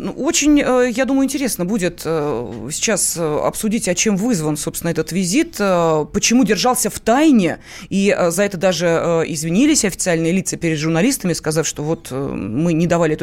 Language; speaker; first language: Russian; native; Russian